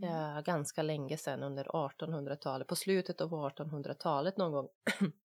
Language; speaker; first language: Swedish; non-native, fluent; Bosnian